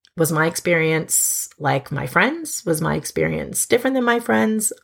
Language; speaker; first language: English; native; English